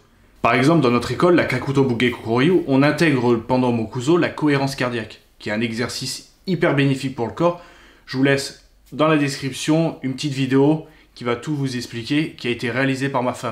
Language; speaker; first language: French; native; French